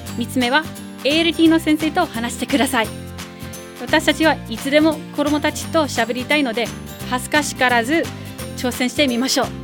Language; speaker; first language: Japanese; non-native, fluent; English